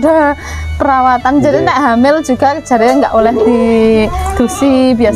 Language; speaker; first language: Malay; non-native, local second language; Javanese